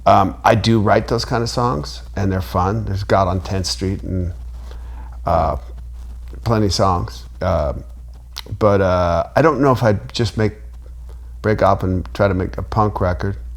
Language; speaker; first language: English; native; English